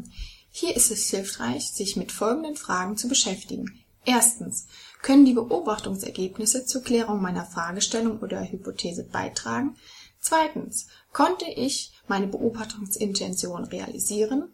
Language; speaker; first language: German; native; German